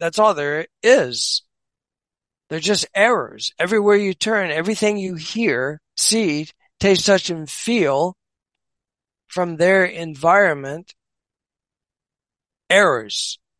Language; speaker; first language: English; native; English